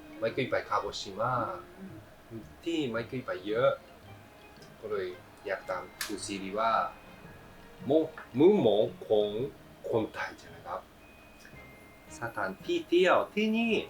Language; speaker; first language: Thai; non-native, learner; Japanese